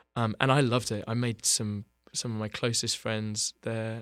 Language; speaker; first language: English; native; English